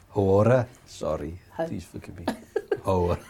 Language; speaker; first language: English; native; English